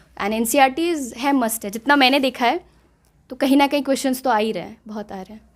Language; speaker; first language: Hindi; non-native, local second language; Assamese